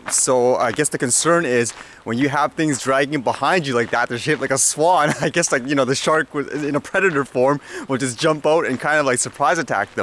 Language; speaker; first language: English; native; English